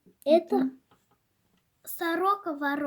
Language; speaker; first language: Russian; native; Russian